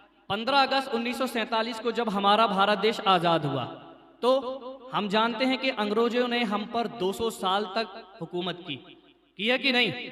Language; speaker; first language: Hindi; native; Hindi